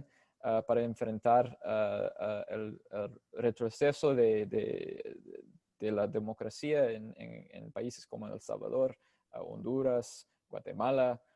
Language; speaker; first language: Spanish; non-native, fluent; English